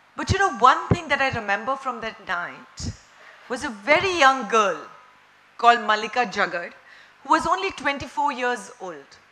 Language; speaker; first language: English; non-native, local second language; Marathi